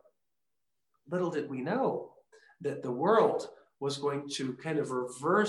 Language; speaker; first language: English; native; English